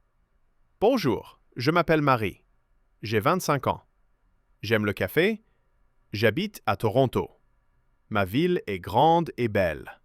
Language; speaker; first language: French; non-native, fluent; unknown